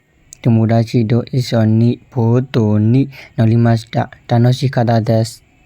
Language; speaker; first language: Japanese; non-native, learner; Burmese